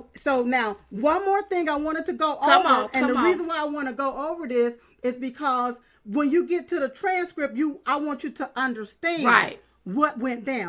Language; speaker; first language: English; native; English